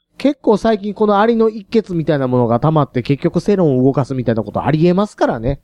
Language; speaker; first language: Japanese; native; Japanese